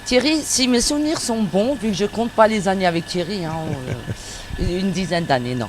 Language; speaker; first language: French; native; French